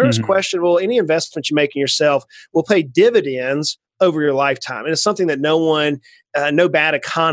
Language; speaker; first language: English; native; English